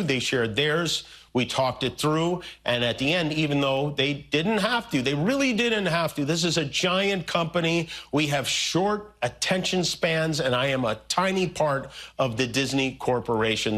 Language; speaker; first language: English; native; English